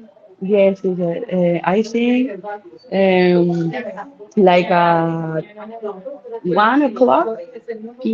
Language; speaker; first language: English; non-native, learner; Spanish